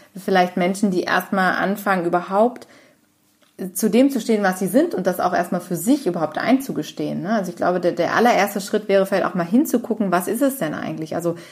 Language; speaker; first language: German; native; German